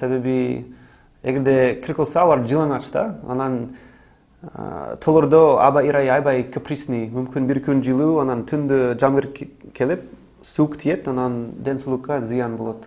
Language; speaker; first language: Kyrgyz; non-native, learner; English